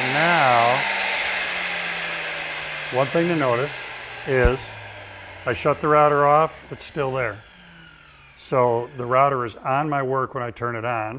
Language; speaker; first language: English; native; English